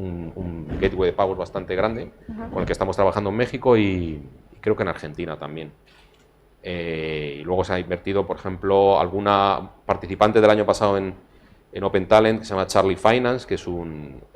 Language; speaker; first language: Spanish; native; Spanish